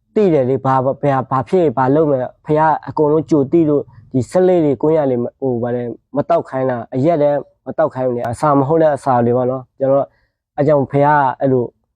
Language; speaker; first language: Burmese; native; Burmese